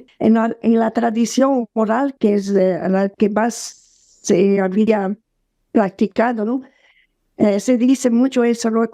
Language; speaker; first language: Spanish; non-native, fluent; Portuguese